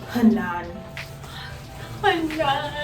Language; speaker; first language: Chinese; non-native, learner; English